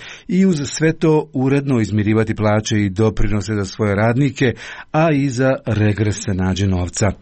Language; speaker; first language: Croatian; native; Croatian